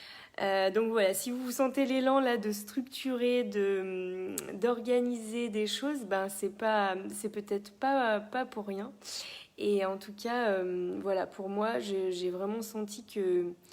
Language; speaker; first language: French; native; French